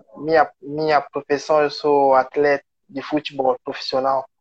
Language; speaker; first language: Portuguese; non-native, learner; French